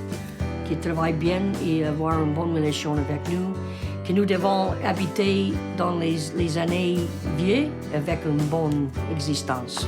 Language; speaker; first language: French; non-native, learner; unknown